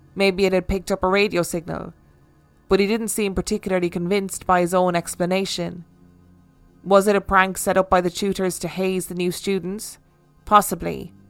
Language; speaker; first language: English; native; English